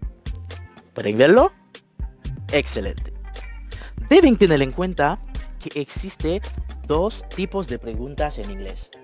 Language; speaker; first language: Spanish; non-native, fluent; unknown